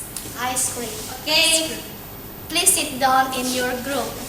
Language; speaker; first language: English; non-native, learner; Indonesian